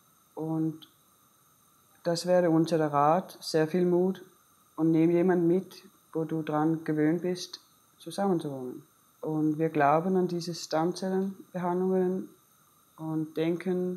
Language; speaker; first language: German; non-native, fluent; Danish